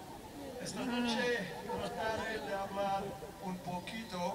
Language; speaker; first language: Spanish; non-native, learner; English